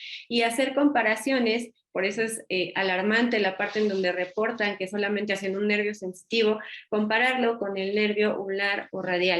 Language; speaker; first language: Spanish; native; Spanish